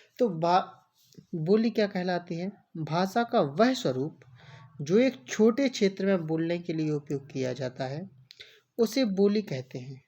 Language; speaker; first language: Hindi; native; Hindi